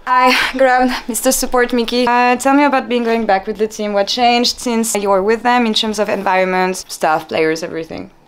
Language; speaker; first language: English; non-native, fluent; French